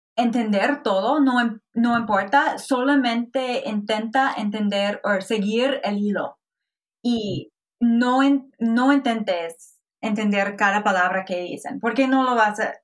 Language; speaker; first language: Spanish; non-native, fluent; English